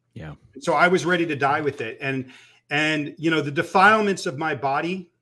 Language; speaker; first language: English; native; English